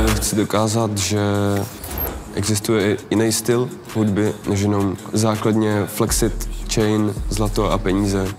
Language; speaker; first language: Czech; early bilingual, other home language; Slovak